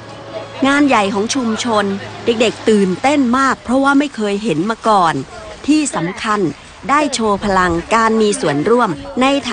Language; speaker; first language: Thai; native; Thai